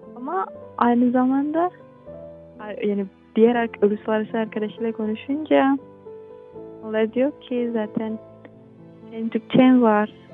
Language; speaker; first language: Turkish; non-native, fluent; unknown